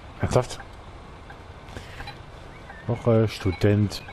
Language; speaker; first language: German; native; German